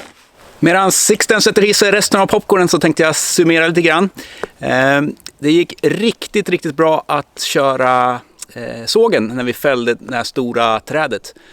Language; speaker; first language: Swedish; native; Swedish